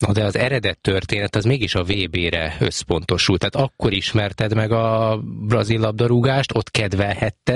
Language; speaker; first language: Hungarian; native; Hungarian